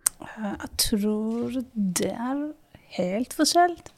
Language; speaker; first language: Norwegian; non-native, learner; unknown